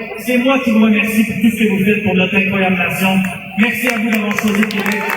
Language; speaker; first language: French; native; French